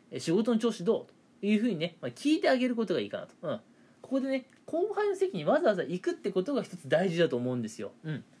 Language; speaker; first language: Japanese; native; Japanese